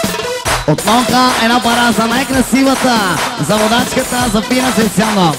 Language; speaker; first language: Bulgarian; non-native, local second language; Romany